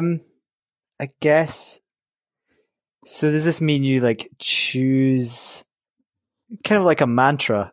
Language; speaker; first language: English; native; English